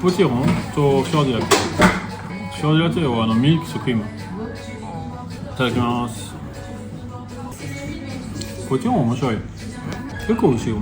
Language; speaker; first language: Japanese; non-native, fluent; French